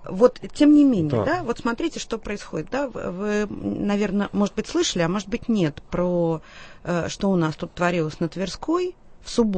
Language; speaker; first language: Russian; native; Russian